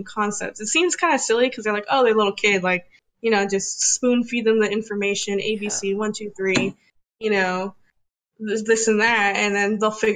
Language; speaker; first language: English; early bilingual, other home language; Spanish